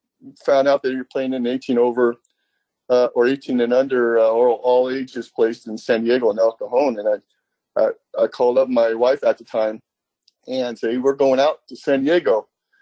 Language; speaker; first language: English; native; English